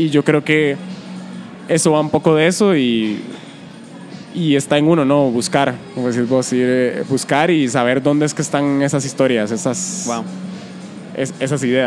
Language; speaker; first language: Spanish; native; Spanish